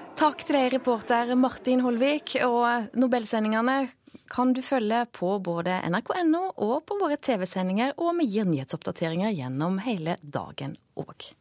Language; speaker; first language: Norwegian; native; Norwegian